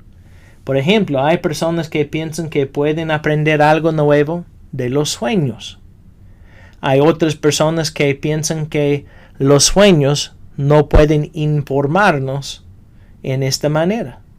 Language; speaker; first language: Spanish; non-native, fluent; English